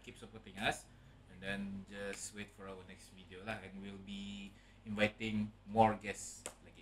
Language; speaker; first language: English; non-native, local second language; Malay